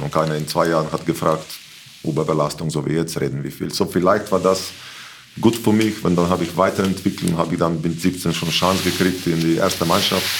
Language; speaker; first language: German; non-native, learner; Slovenian